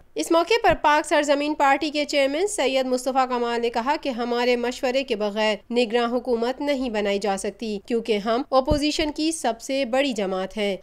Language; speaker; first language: Urdu; native; Urdu